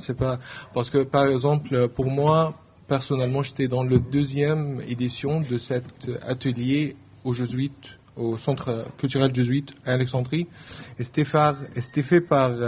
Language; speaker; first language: French; non-native, learner; Arabic